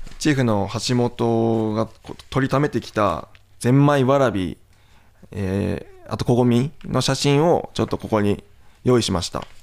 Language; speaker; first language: Japanese; native; Japanese